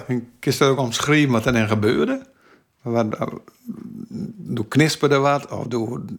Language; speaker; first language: Dutch; native; Dutch